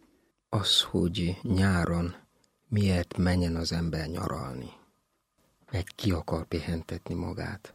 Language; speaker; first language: Hungarian; non-native, learner; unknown